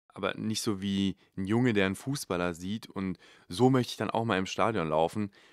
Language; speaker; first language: German; native; German